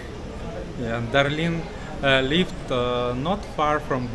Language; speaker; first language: English; non-native, learner; Russian